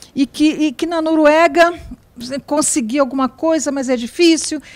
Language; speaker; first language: Portuguese; native; Portuguese